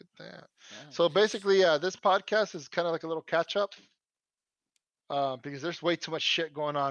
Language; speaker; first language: English; early bilingual, other home language; Spanish